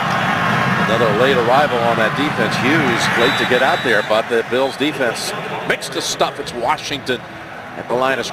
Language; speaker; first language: English; native; English